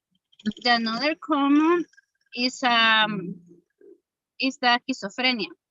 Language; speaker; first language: English; non-native, learner; Spanish